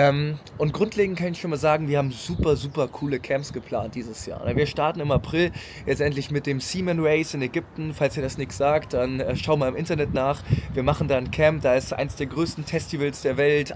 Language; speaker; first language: German; native; German